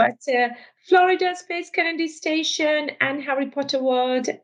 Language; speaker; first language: English; non-native, local second language; Sinhala